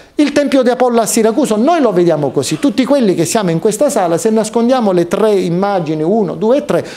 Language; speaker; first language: Italian; native; Italian